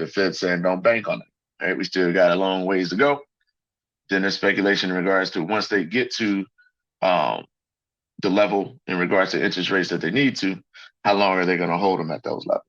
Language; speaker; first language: English; native; English